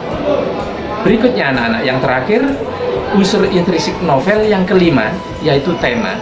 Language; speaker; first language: Indonesian; native; Indonesian